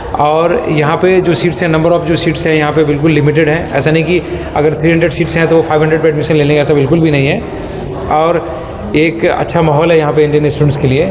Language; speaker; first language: Hindi; native; Hindi